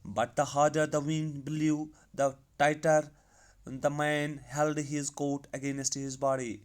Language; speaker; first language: English; non-native, local second language; Urdu